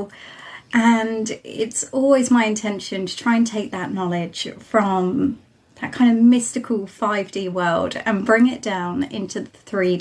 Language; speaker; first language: English; native; English